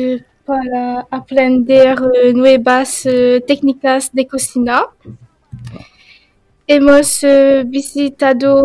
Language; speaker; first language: Spanish; non-native, learner; French